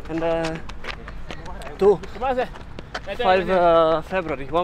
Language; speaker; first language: English; non-native, learner; Italian